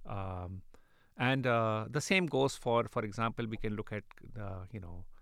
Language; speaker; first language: English; non-native, local second language; Urdu